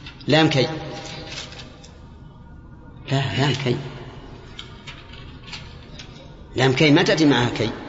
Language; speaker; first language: Arabic; native; Arabic